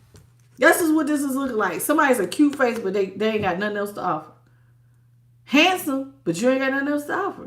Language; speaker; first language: English; native; English